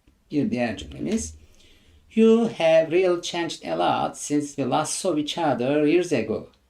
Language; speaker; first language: English; non-native, fluent; Turkish